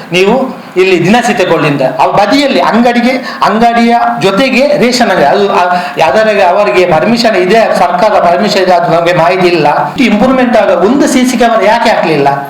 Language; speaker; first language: Kannada; non-native, local second language; Tulu